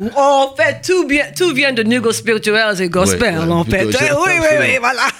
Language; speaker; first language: French; non-native, fluent; English